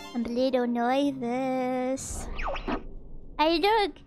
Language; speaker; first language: English; native; English